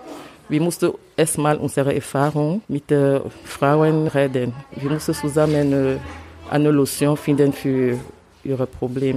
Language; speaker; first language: German; non-native, learner; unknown